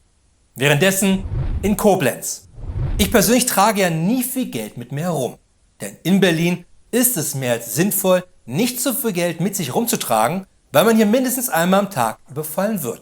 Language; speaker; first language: German; native; German